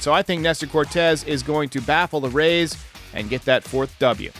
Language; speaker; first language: English; native; English